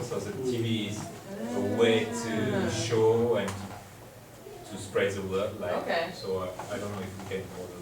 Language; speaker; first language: English; non-native, fluent; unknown